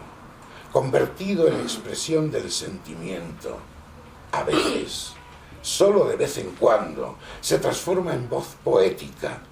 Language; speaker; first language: Spanish; native; Spanish